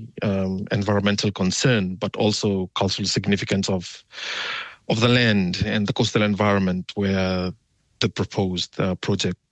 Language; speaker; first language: English; non-native, fluent; Fijian